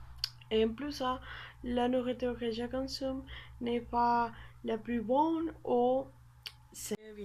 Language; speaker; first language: French; non-native, learner; Spanish